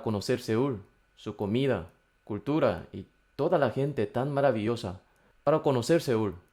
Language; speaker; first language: Spanish; non-native, fluent; Korean